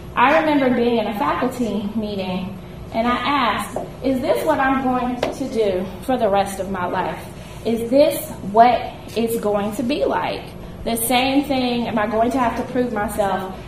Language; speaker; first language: English; native; English